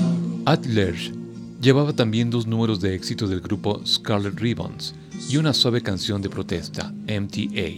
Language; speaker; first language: Spanish; native; Spanish